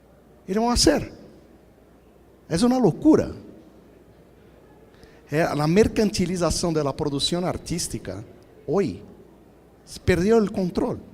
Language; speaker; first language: Spanish; non-native, fluent; Portuguese